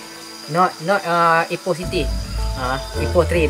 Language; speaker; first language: English; non-native, learner; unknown